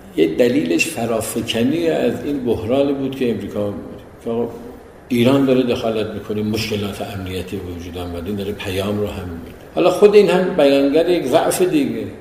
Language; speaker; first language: Persian; native; Persian